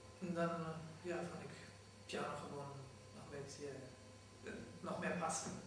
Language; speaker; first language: Dutch; non-native, fluent; German